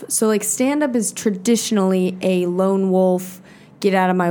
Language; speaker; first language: English; native; English